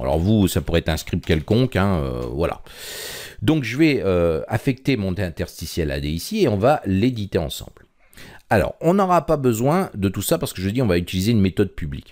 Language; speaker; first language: French; native; French